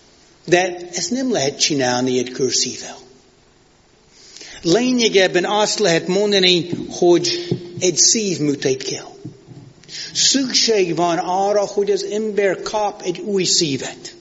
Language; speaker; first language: Hungarian; non-native, fluent; English